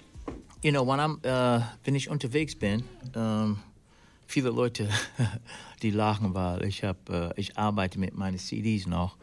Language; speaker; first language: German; non-native, learner; English